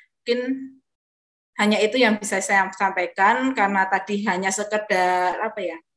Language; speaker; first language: Indonesian; non-native, local second language; Javanese